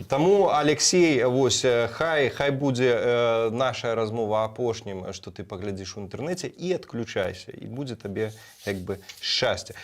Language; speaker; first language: Belarusian; native; Belarusian